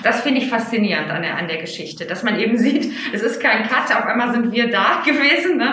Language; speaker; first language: German; native; German